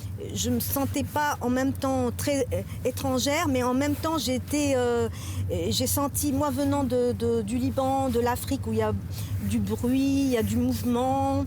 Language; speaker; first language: French; non-native, local second language; Arabic